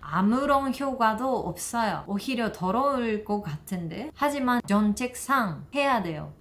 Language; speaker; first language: Korean; non-native, learner; Japanese